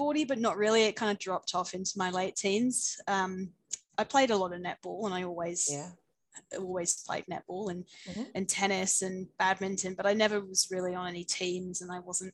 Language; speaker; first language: English; native; English